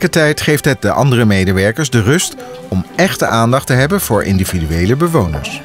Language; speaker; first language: Dutch; native; Dutch